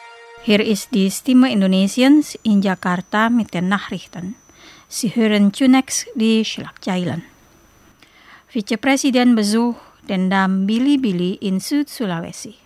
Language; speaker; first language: German; non-native, fluent; Indonesian